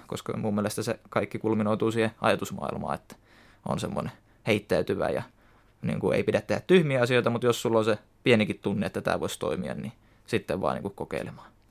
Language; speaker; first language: Finnish; native; Finnish